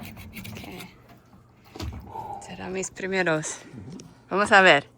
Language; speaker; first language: Spanish; non-native, learner; English